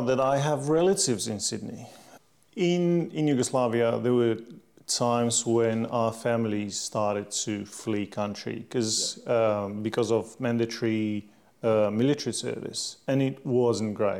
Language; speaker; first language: English; non-native, fluent; Slovenian